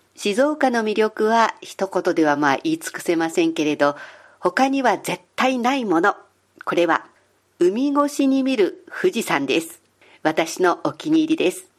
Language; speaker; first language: Japanese; native; Japanese